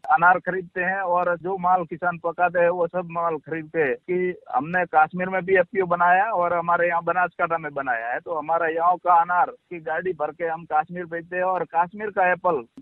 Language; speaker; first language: Hindi; non-native, local second language; Gujarati